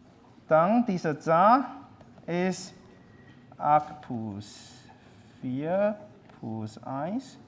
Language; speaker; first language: German; non-native, learner; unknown